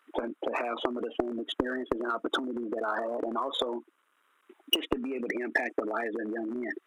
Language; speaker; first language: English; native; English